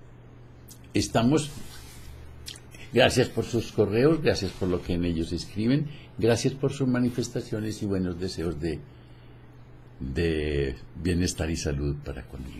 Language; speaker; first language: Spanish; native; Spanish